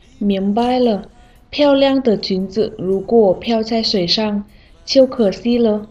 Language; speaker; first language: Chinese; non-native, fluent; Vietnamese